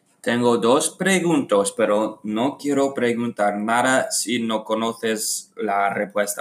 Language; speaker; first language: Spanish; non-native, learner; English